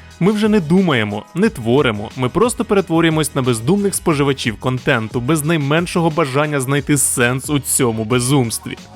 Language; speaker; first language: Ukrainian; native; Ukrainian